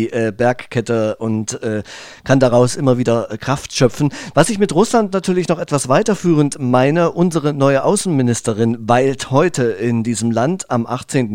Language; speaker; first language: German; native; German